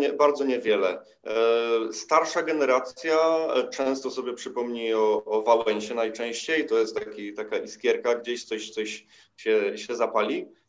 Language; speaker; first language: Polish; native; Polish